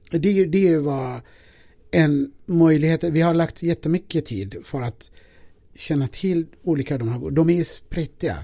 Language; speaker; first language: Swedish; non-native, fluent; Amharic